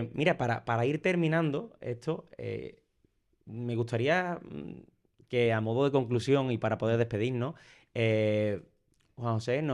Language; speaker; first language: Spanish; native; Spanish